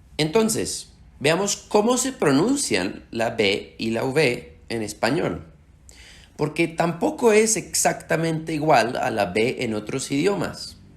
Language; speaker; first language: Spanish; early bilingual, heritage; Slovak